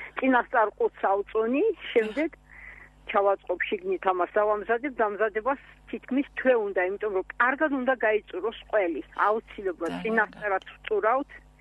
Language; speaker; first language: Georgian; non-native, local second language; Svan